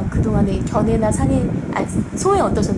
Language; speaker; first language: Korean; native; Korean